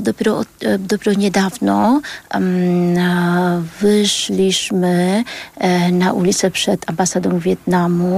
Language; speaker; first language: Polish; early bilingual, other home language; Vietnamese